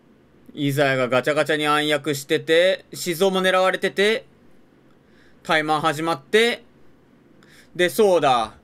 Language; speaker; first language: Japanese; native; Japanese